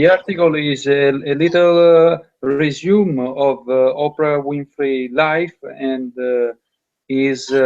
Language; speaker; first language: English; non-native, learner; Italian